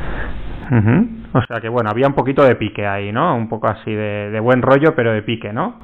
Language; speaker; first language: Spanish; native; Spanish